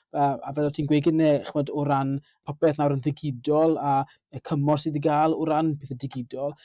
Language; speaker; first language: Welsh; native; Welsh